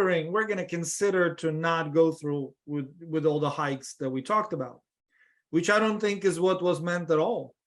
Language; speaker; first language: English; non-native, fluent; Russian